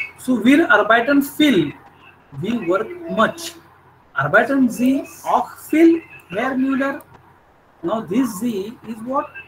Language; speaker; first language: German; non-native, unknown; Marathi